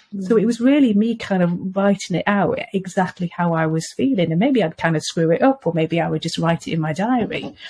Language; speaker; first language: English; native; English